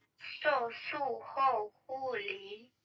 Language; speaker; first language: Chinese; non-native, learner; Indonesian